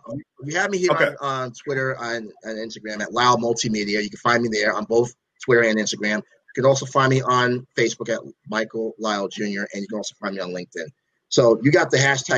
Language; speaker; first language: English; native; English